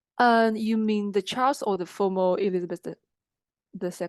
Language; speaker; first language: English; non-native, fluent; Chinese